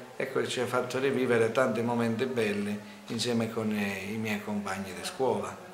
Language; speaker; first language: Italian; native; Italian